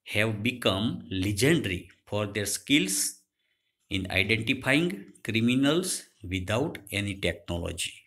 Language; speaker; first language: English; non-native, local second language; Gujarati